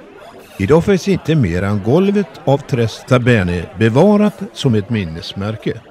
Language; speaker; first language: Swedish; native; Swedish